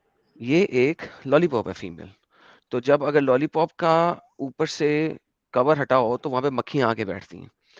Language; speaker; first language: Hindi; native; Hindi